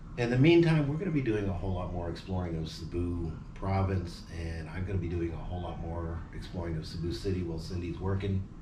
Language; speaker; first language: English; native; English